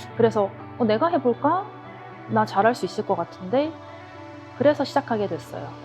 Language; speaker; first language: Korean; native; Korean